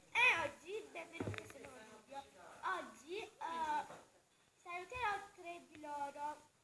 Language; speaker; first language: Italian; native; Italian